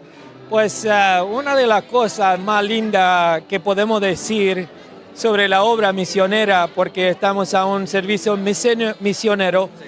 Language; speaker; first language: Spanish; non-native, learner; Romanian